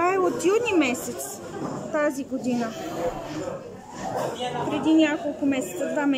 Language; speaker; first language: Bulgarian; native; Bulgarian